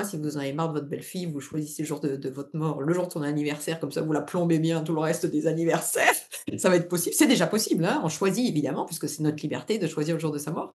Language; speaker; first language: French; native; French